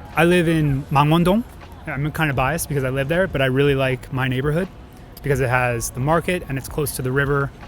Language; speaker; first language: English; native; English